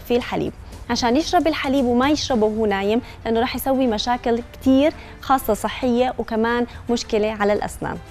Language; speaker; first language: Arabic; native; Arabic